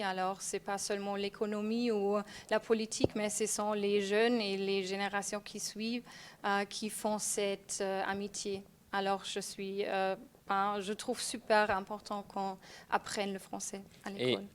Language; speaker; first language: French; non-native, fluent; German